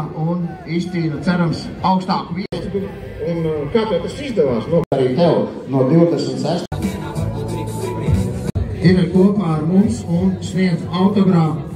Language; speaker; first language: Latvian; non-native, local second language; Russian